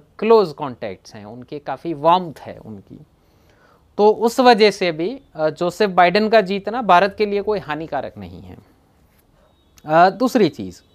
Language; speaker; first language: Hindi; non-native, local second language; Gujarati